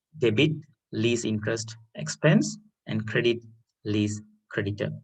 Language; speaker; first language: English; non-native, local second language; Sinhala